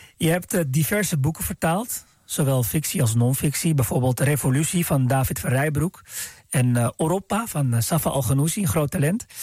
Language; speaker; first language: Dutch; native; Dutch